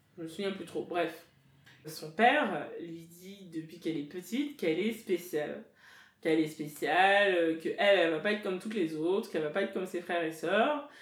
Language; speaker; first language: French; native; French